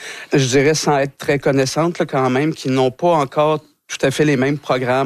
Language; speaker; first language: French; native; French